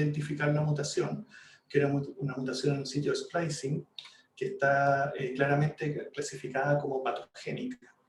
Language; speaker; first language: Spanish; native; Spanish